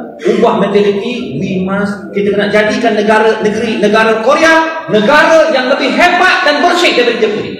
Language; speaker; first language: Malay; non-native, fluent; Arabic